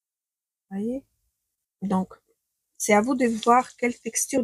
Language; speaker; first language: French; non-native, fluent; Ukrainian